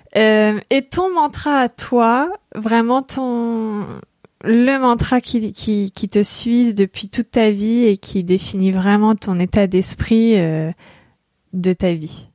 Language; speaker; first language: French; native; French